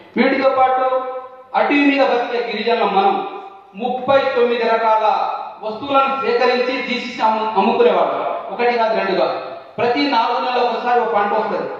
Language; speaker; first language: Telugu; non-native, local second language; Lambadi